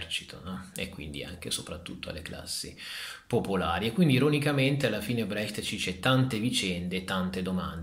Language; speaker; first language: Italian; native; Italian